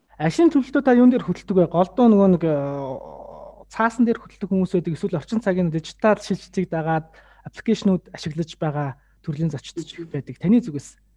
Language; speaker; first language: Mongolian; native; Mongolian